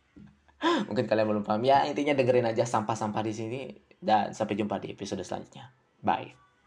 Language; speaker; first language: Indonesian; native; Indonesian